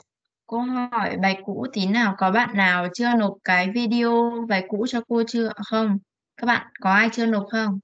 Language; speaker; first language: Vietnamese; native; Vietnamese